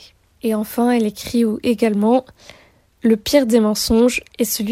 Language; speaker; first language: French; native; French